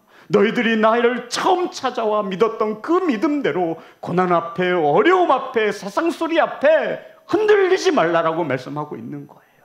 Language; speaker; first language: Korean; native; Korean